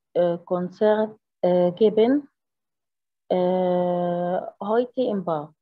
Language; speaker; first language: German; non-native, learner; Arabic